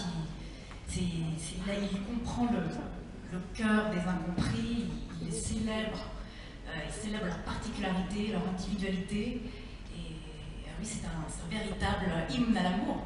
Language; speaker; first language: French; native; French